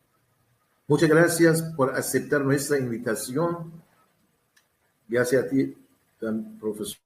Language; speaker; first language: Spanish; non-native, learner; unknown